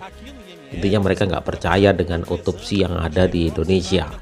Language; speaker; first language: Indonesian; native; Indonesian